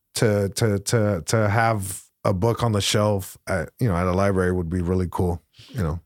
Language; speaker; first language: English; early bilingual, other home language; Spanish